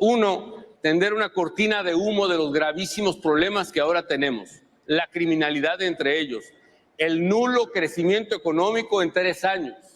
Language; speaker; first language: Spanish; native; Spanish